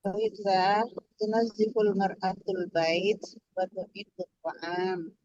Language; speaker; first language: Arabic; non-native, learner; Indonesian